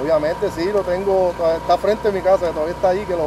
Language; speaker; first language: Spanish; native; Spanish